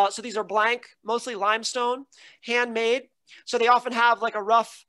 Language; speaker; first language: English; native; English